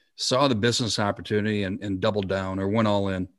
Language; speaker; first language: English; native; English